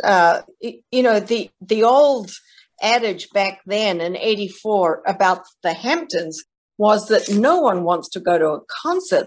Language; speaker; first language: English; native; English